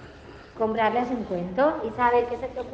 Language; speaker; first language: Spanish; native; Spanish